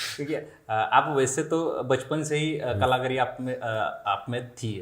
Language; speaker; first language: Hindi; non-native, local second language; Marathi